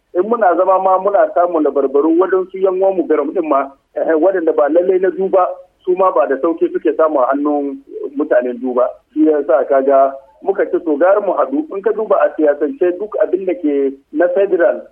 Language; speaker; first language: Hausa; non-native, local second language; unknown